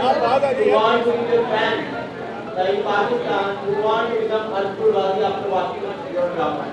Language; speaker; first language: English; non-native, local second language; Urdu